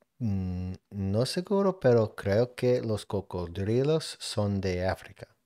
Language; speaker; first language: Spanish; non-native, learner; English